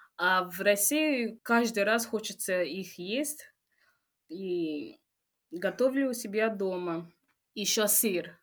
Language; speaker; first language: Russian; non-native, fluent; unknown